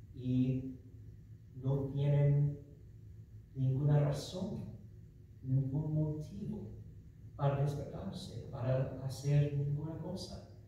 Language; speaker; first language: Spanish; non-native, fluent; English